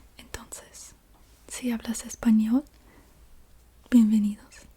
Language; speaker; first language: Spanish; non-native, learner; English